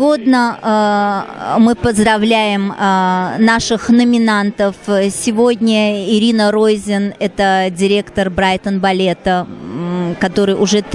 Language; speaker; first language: Russian; native; Russian